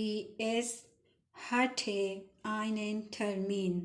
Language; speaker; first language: German; non-native, fluent; Urdu